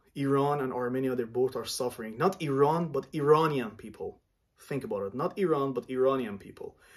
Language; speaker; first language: English; non-native, fluent; Armenian